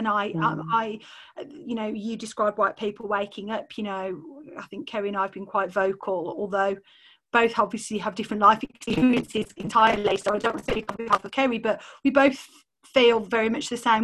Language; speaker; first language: English; native; English